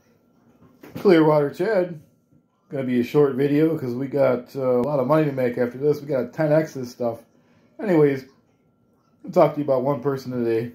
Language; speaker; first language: English; native; English